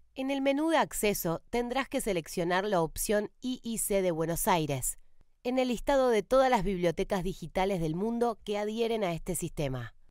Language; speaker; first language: Spanish; native; Spanish